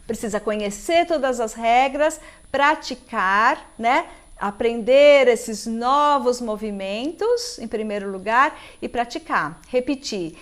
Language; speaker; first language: Portuguese; native; Portuguese